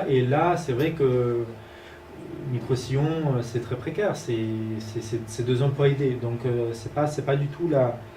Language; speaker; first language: French; native; French